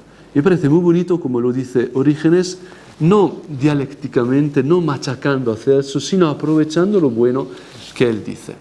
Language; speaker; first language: Spanish; non-native, fluent; Italian